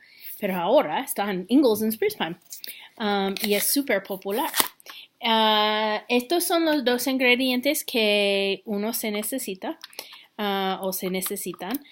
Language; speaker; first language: Spanish; non-native, fluent; English